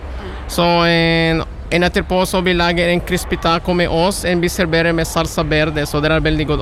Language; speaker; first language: Norwegian; non-native, learner; Spanish